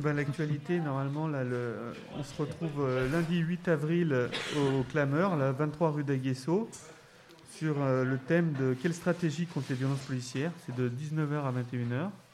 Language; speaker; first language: French; native; French